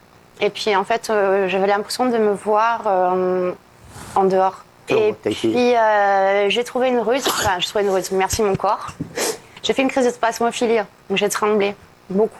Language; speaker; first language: French; native; French